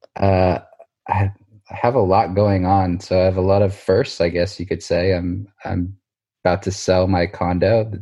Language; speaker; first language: English; native; English